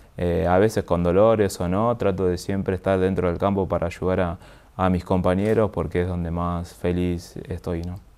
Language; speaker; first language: Spanish; native; Spanish